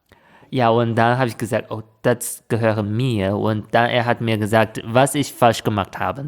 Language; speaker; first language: German; non-native, fluent; Chinese